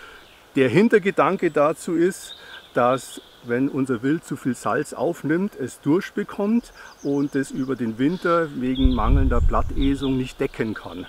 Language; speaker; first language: German; native; German